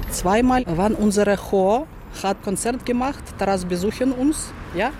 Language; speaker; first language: German; non-native, learner; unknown